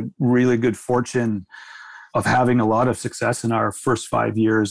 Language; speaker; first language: English; native; English